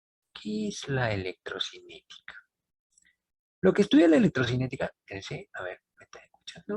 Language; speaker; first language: Spanish; native; Spanish